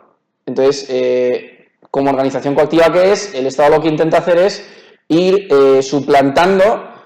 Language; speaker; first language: Spanish; native; Spanish